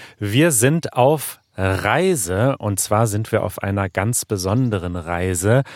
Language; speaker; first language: German; native; German